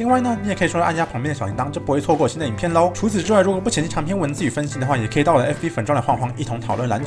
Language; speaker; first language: Chinese; native; Chinese